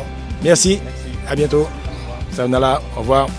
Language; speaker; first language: French; native; French